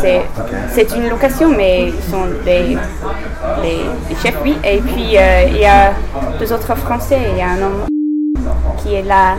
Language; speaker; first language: French; non-native, learner; English